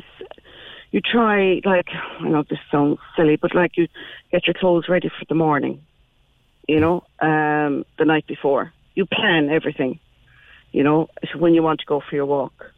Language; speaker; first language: English; non-native, local second language; Swahili